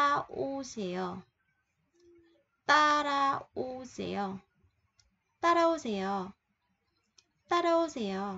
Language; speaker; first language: Korean; non-native, fluent; Vietnamese